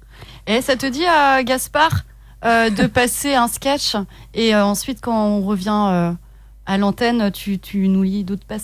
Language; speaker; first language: French; native; French